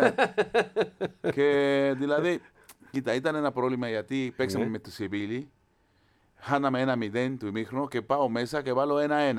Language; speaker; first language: Greek; non-native, learner; Spanish